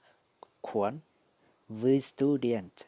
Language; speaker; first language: Russian; non-native, learner; Lao